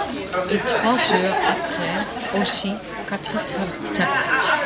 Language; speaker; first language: French; non-native, learner; Dutch